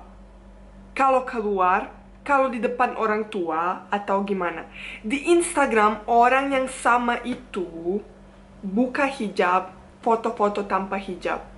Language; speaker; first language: Indonesian; non-native, fluent; Bosnian